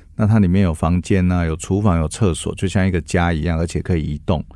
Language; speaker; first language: Chinese; native; Chinese